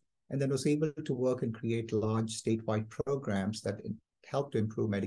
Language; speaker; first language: English; non-native, local second language; Malayalam